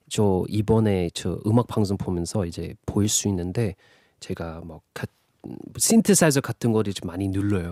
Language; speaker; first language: Korean; non-native, fluent; English